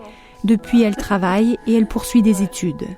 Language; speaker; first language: French; native; French